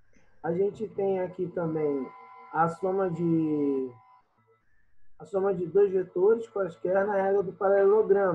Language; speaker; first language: Portuguese; native; Portuguese